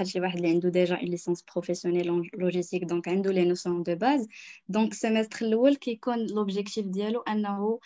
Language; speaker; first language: French; non-native, local second language; Arabic